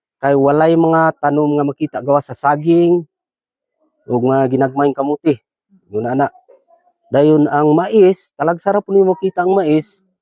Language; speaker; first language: Cebuano; native; Cebuano